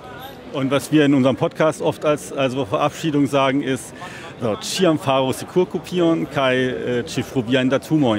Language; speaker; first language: German; native; German